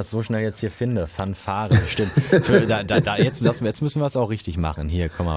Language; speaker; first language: German; native; German